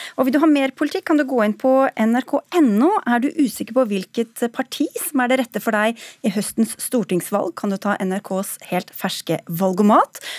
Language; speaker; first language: Norwegian; native; Norwegian